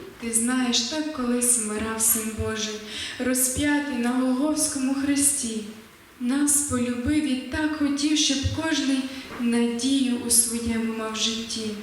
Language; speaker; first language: Ukrainian; native; Ukrainian